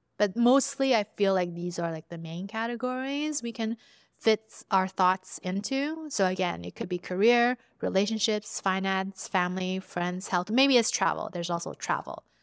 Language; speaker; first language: English; early bilingual, other home language; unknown